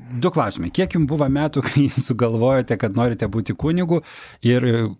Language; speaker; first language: Lithuanian; native; Lithuanian